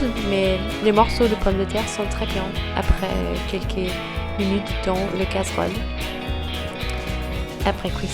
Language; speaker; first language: French; non-native, fluent; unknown